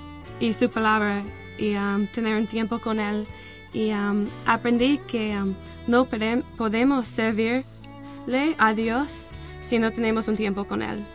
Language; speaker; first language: Spanish; non-native, learner; English